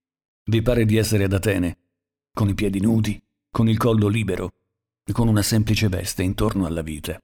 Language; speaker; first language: Italian; native; Italian